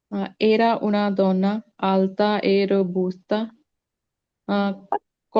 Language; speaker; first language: Italian; non-native, learner; Punjabi